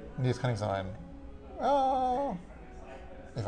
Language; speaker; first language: German; native; German